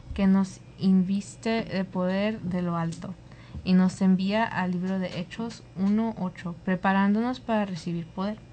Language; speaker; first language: Spanish; early bilingual, heritage; Spanish